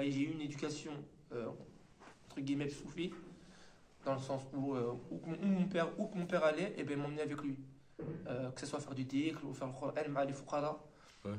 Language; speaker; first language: French; native; French